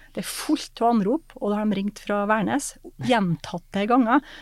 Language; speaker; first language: Norwegian; native; Norwegian